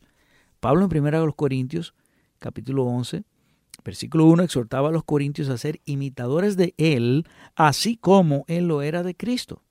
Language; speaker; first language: Spanish; native; Spanish